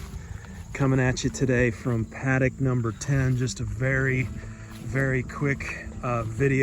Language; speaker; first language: English; native; English